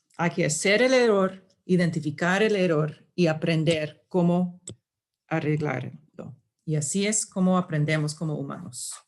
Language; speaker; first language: Spanish; non-native, fluent; English